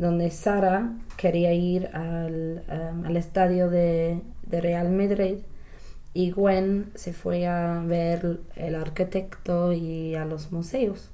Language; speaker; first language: Spanish; non-native, learner; English